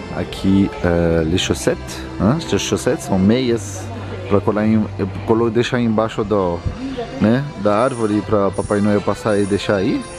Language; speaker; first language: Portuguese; native; Portuguese